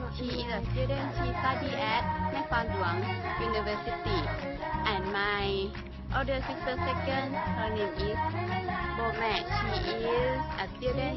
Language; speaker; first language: English; non-native, learner; Thai